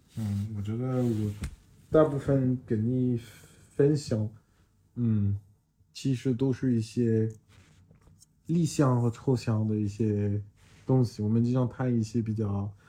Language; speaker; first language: Chinese; non-native, fluent; French